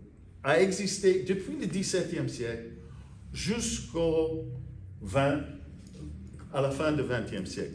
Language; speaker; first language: French; non-native, fluent; English